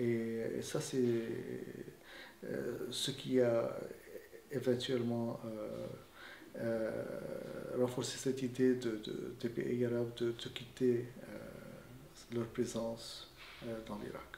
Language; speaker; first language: French; non-native, fluent; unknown